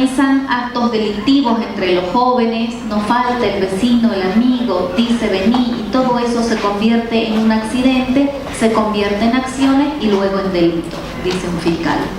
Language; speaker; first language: Spanish; native; Spanish